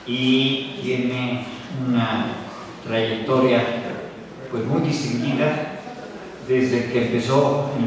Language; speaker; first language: Spanish; native; Spanish